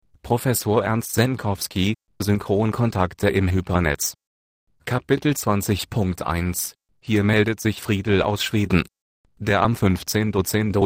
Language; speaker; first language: German; native; German